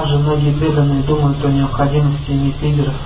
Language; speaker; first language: Russian; native; Russian